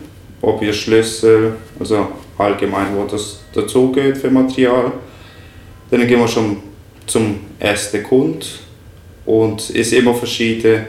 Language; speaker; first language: German; non-native, fluent; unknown